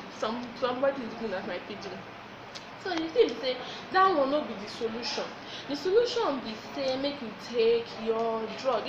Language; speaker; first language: Nigerian Pidgin; non-native, local second language; Yoruba